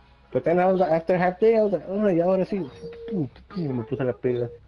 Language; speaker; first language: English; early bilingual, other home language; Spanish